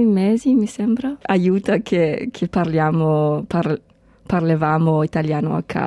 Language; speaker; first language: Italian; non-native, fluent; English